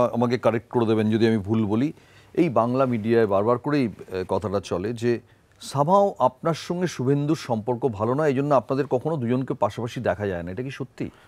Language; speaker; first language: Bangla; native; Bangla